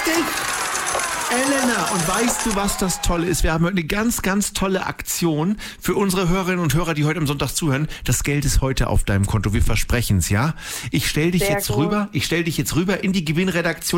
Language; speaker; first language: German; native; German